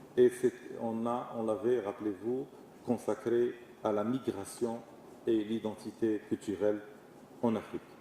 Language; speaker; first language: French; non-native, local second language; Arabic